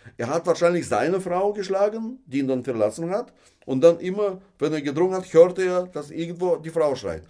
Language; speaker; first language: German; non-native, fluent; Russian